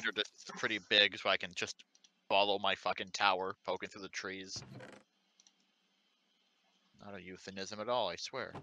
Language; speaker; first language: English; native; English